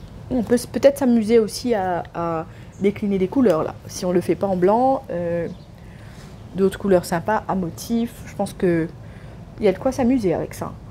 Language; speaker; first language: French; non-native, local second language; Morisyen